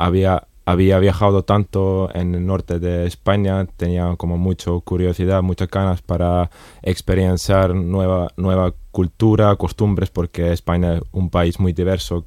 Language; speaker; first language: Spanish; non-native, fluent; Estonian